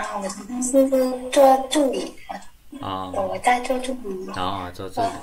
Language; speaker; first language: Chinese; non-native, learner; Vietnamese